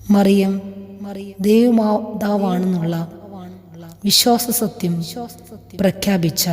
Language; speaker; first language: Malayalam; native; Malayalam